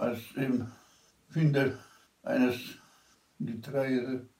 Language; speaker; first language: German; non-native, fluent; Polish